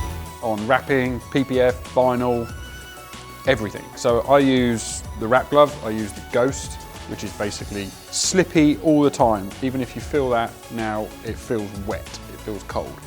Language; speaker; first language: English; native; English